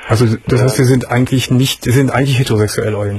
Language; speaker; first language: German; native; German